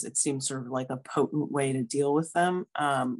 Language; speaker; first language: English; native; English